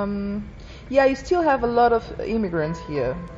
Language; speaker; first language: English; non-native, fluent; Portuguese